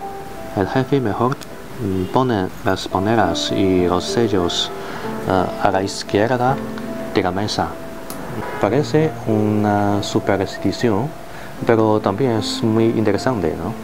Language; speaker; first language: Spanish; non-native, learner; Chinese